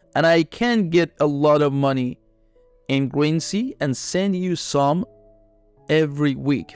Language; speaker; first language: English; non-native, fluent; Persian